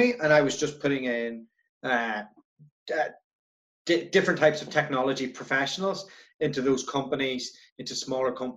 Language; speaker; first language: English; native; English